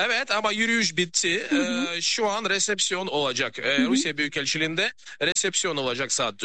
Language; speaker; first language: Turkish; non-native, learner; Russian